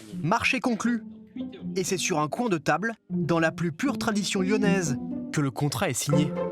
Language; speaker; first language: French; native; French